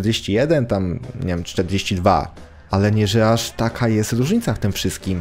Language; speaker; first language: Polish; native; Polish